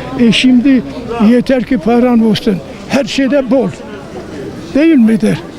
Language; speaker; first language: Turkish; native; Turkish